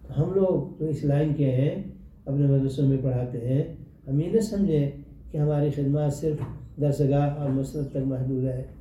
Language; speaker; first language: Urdu; native; Urdu